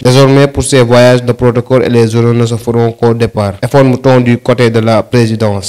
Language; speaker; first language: French; non-native, local second language; Wolof